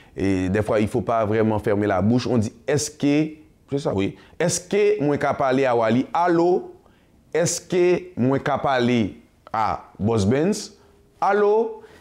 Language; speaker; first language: French; non-native, local second language; Haitian Creole